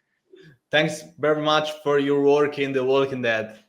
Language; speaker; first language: English; non-native, learner; Italian